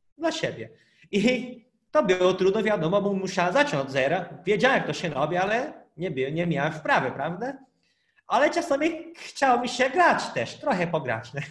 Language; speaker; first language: Polish; non-native, fluent; Portuguese